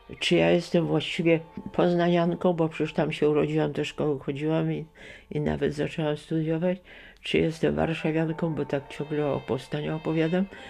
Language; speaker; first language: Polish; native; Polish